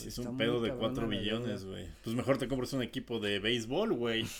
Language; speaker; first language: Spanish; native; Spanish